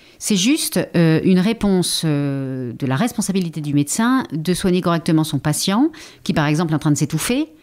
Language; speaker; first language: French; native; French